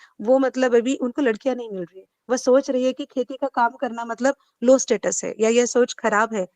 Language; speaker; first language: Hindi; non-native, local second language; Marathi